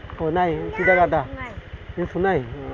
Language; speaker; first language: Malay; non-native, learner; Bangla